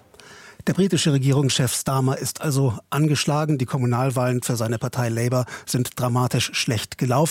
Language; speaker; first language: German; native; German